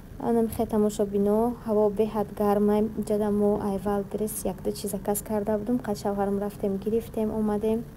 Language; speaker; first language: Tajik; native; Tajik